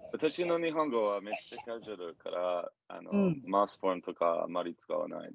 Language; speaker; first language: Japanese; non-native, learner; English